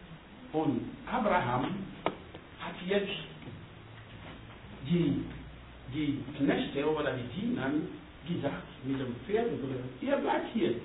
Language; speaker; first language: German; non-native, learner; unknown